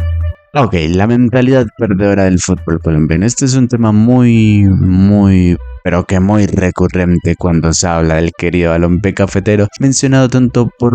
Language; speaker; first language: Spanish; native; Spanish